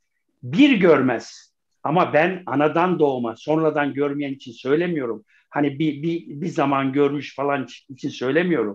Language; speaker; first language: Turkish; native; Turkish